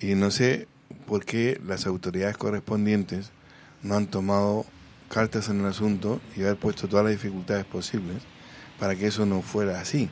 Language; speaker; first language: Spanish; native; Spanish